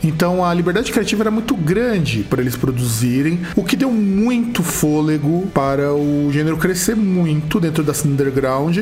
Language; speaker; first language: Portuguese; native; Portuguese